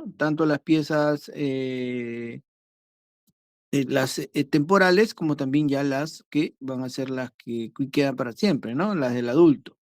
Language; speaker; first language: Spanish; native; Spanish